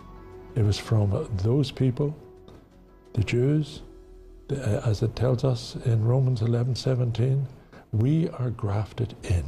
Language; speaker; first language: English; native; English